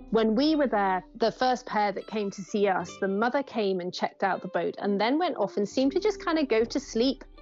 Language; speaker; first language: English; native; English